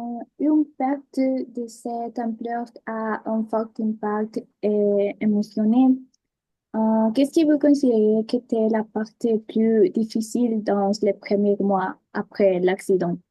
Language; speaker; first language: French; non-native, learner; Spanish